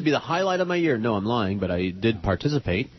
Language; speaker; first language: English; native; English